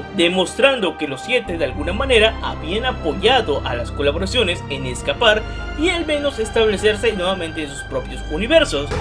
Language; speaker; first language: Spanish; native; Spanish